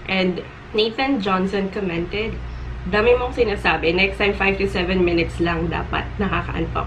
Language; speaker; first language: English; non-native, local second language; Filipino